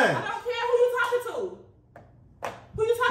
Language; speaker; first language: English; native; English